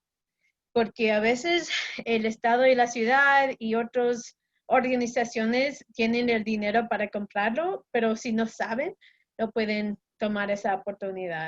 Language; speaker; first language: Spanish; non-native, fluent; English